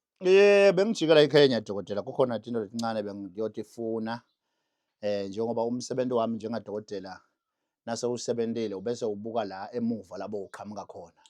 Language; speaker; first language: Zulu; non-native, local second language; Swati